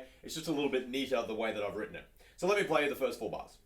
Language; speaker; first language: English; native; English